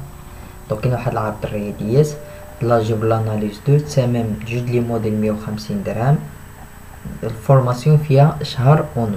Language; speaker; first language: Arabic; native; Arabic